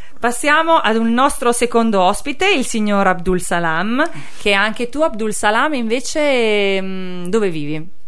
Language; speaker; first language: Italian; native; Italian